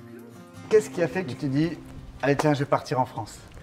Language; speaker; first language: French; native; French